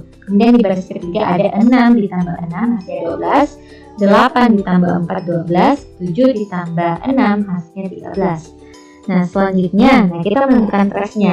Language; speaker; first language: Indonesian; native; Indonesian